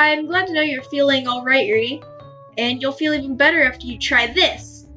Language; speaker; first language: English; native; English